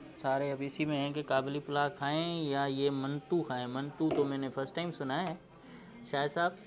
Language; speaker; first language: Urdu; non-native, local second language; Sindhi